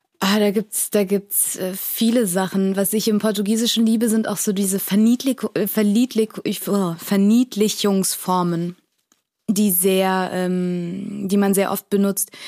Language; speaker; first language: German; early bilingual, other home language; Portuguese